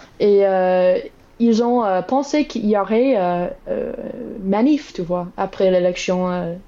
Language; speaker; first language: French; non-native, learner; English